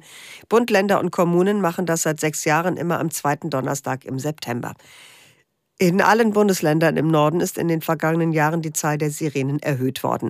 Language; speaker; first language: German; native; German